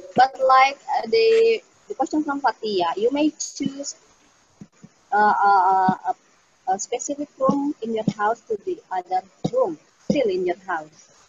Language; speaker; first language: English; non-native, fluent; Indonesian